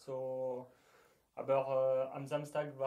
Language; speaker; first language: German; non-native, learner; French